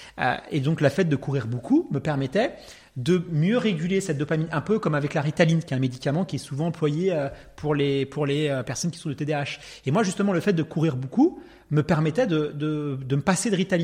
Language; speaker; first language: French; native; French